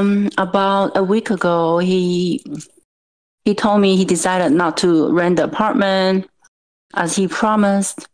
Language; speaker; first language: English; non-native, fluent; Chinese